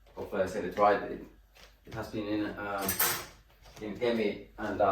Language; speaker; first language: English; non-native, fluent; Finnish